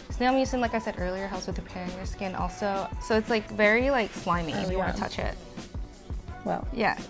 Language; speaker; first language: English; native; English